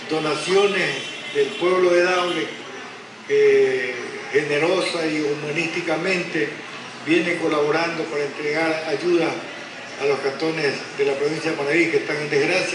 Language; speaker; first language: Spanish; native; Spanish